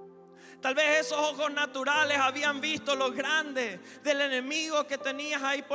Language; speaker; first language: Spanish; native; Spanish